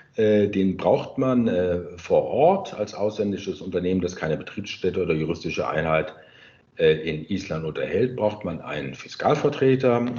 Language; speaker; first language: German; native; German